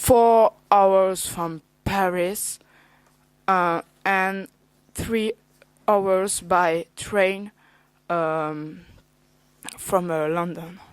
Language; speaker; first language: English; non-native, learner; French